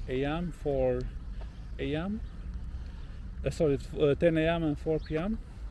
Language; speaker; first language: English; non-native, local second language; Albanian